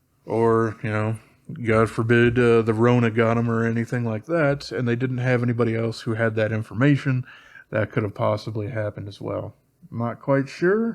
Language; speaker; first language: English; native; English